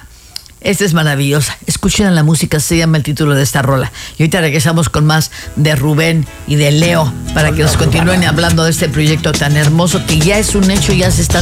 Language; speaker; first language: Spanish; native; Spanish